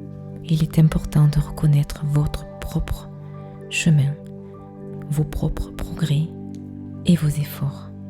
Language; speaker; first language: French; native; French